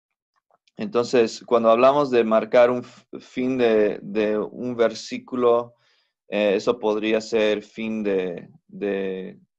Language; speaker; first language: Spanish; non-native, fluent; English